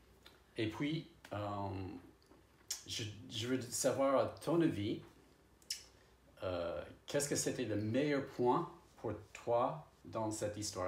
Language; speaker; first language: French; non-native, fluent; English